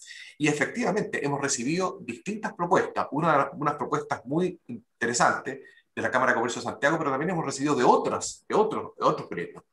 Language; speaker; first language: Spanish; native; Spanish